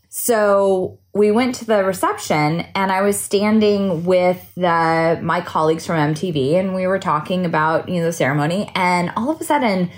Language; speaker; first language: English; native; English